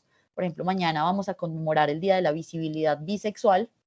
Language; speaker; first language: Spanish; native; Spanish